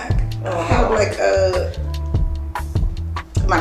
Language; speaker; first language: English; native; English